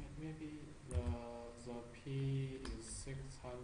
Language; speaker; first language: English; non-native, learner; Chinese